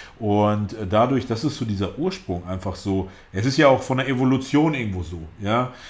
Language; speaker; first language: German; early bilingual, other home language; Russian